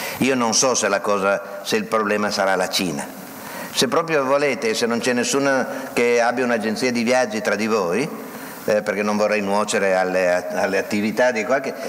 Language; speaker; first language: Italian; native; Italian